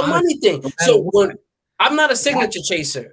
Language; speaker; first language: English; native; English